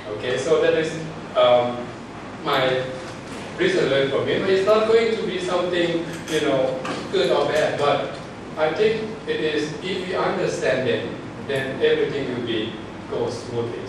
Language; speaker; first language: English; non-native, fluent; Thai